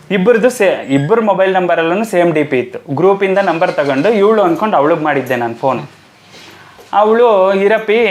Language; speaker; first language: Kannada; native; Kannada